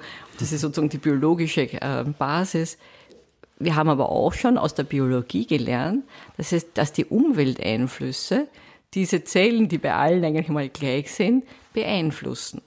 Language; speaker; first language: German; native; German